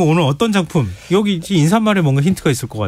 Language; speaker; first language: Korean; native; Korean